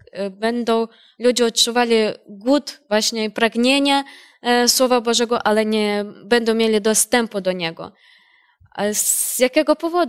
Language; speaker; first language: Polish; non-native, learner; Ukrainian